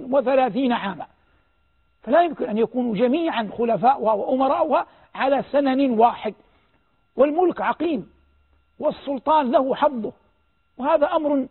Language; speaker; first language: Arabic; native; Arabic